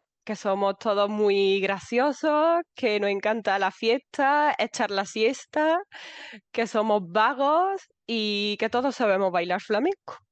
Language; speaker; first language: Spanish; native; Spanish